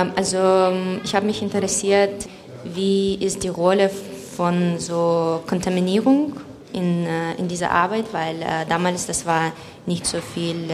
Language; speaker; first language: German; non-native, fluent; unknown